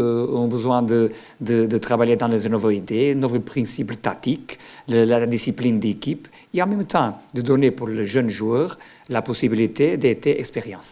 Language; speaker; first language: French; non-native, learner; Portuguese